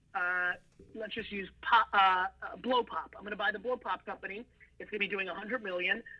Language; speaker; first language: English; early bilingual, other home language; Russian